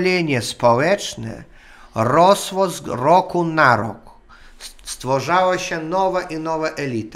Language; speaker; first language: Polish; non-native, learner; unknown